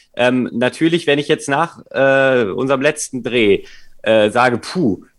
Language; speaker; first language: German; native; German